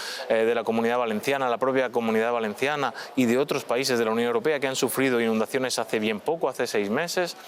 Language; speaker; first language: Spanish; native; Spanish